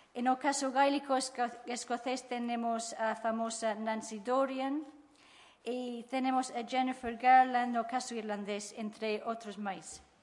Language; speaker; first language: Galician; non-native, fluent; English